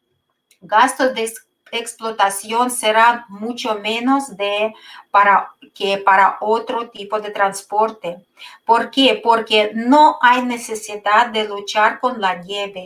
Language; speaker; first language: Spanish; non-native, fluent; Russian